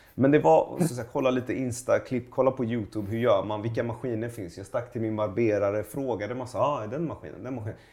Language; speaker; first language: Swedish; early bilingual, other home language; Persian